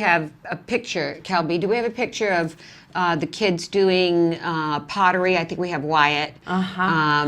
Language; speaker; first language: English; native; English